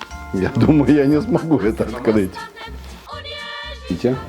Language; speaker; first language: Russian; native; Russian